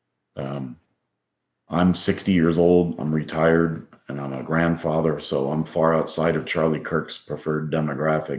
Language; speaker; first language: English; native; English